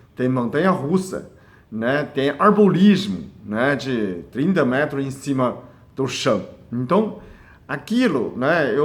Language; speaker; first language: Portuguese; non-native, fluent; Chinese